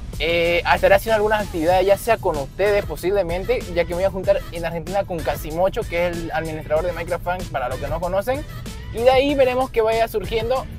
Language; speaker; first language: Spanish; native; Spanish